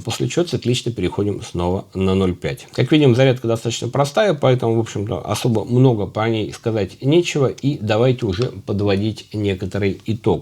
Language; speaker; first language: Russian; native; Russian